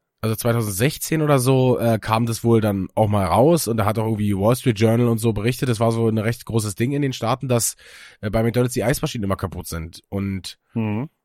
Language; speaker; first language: German; native; German